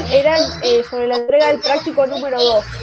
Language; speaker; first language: Spanish; native; Spanish